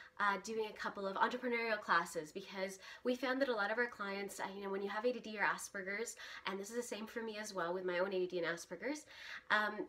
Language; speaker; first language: English; early bilingual, other home language; Russian